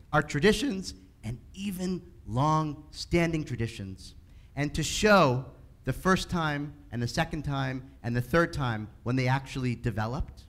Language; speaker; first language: English; native; English